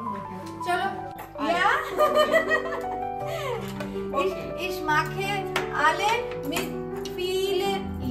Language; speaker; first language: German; non-native, learner; Bangla